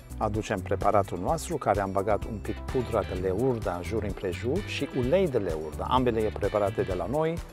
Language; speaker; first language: Romanian; non-native, learner; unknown